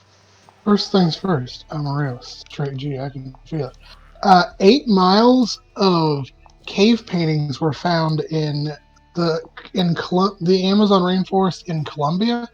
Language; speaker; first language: English; native; English